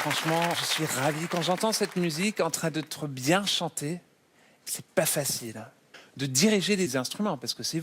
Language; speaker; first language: French; native; French